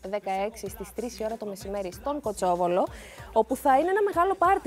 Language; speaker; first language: Greek; native; Greek